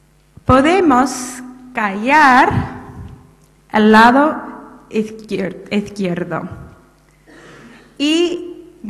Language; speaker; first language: Spanish; non-native, fluent; English